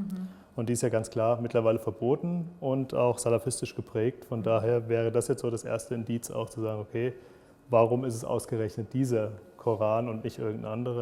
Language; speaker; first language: German; native; German